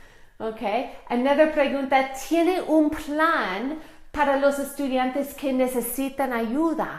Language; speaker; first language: Spanish; non-native, fluent; English